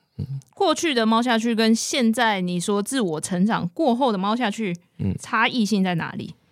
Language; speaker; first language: Chinese; native; Chinese